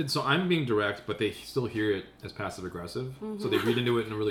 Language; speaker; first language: English; early bilingual, other home language; Spanish